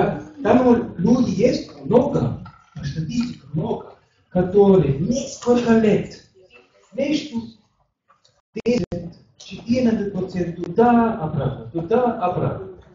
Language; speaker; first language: Russian; non-native, learner; German